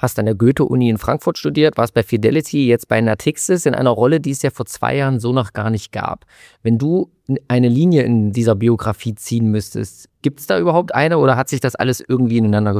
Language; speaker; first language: German; native; German